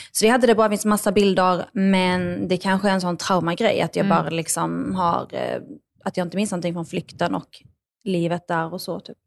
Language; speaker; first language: Swedish; early bilingual, other home language; Arabic